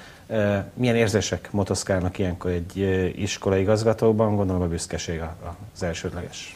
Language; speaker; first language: Hungarian; native; Hungarian